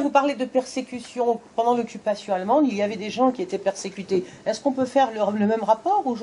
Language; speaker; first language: French; native; French